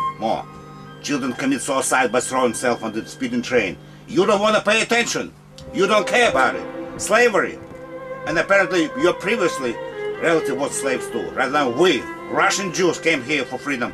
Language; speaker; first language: English; non-native, learner; Russian